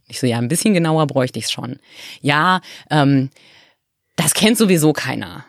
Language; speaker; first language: German; native; German